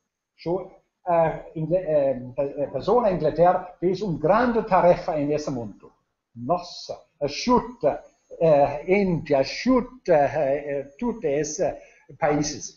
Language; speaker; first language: Portuguese; non-native, learner; Danish